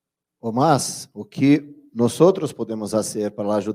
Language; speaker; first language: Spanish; non-native, learner; Portuguese